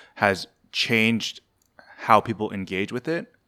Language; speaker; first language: English; native; English